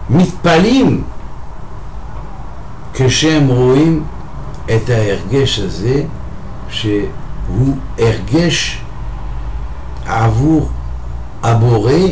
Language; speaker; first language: Hebrew; non-native, fluent; French